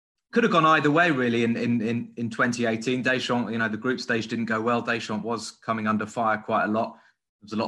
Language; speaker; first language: English; native; English